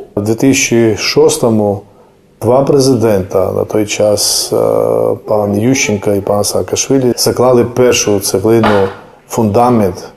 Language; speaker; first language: Ukrainian; non-native, fluent; Georgian